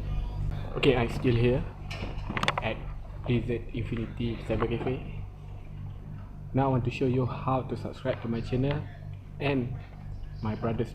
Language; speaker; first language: English; non-native, local second language; Malay